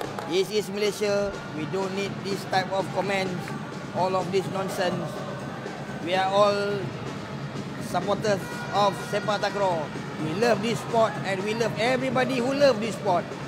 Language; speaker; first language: English; non-native, local second language; Malay